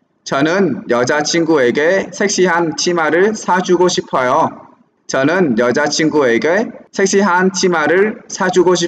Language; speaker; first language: Korean; non-native, fluent; Vietnamese